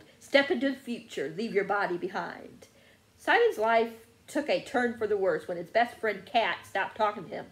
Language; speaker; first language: English; native; English